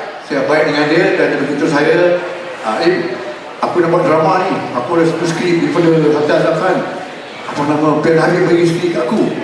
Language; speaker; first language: Malay; native; Malay